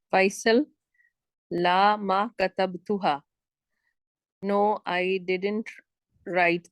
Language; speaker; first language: English; non-native, learner; Urdu